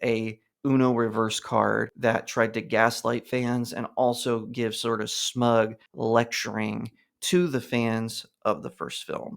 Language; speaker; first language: English; native; English